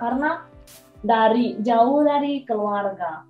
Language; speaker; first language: Indonesian; non-native, fluent; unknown